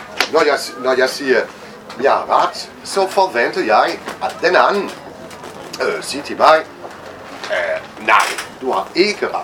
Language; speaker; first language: Danish; non-native, fluent; French